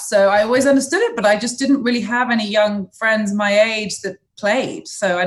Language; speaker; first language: English; native; English